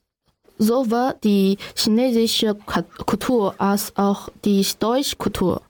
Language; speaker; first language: German; non-native, learner; Chinese